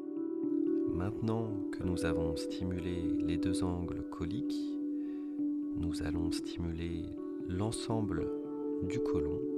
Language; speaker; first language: French; native; French